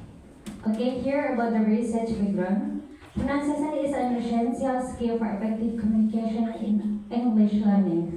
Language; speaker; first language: English; non-native, learner; Indonesian